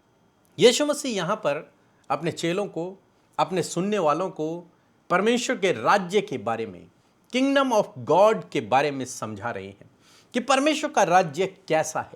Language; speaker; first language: Hindi; native; Hindi